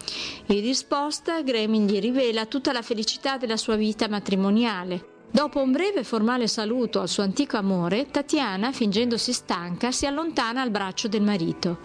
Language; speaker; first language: Italian; native; Italian